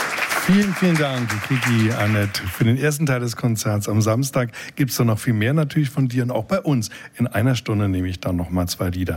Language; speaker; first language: German; native; German